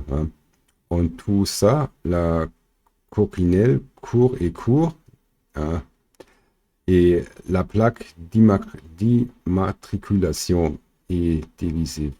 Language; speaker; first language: French; non-native, fluent; German